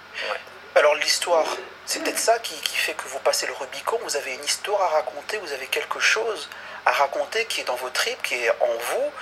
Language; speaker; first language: French; native; French